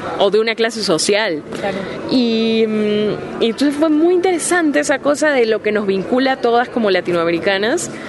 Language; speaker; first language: Spanish; native; Spanish